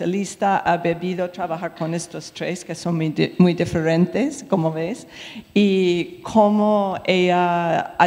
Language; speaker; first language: Spanish; non-native, fluent; English